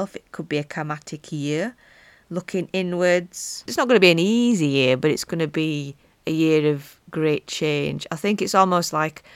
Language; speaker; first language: English; native; English